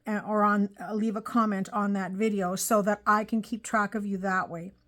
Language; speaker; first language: English; native; English